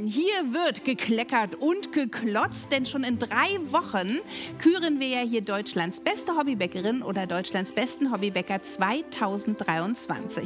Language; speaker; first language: German; native; German